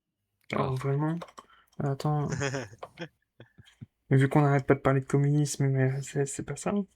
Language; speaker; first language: French; native; French